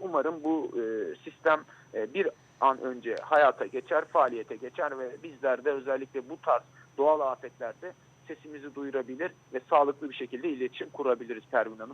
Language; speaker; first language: Turkish; native; Turkish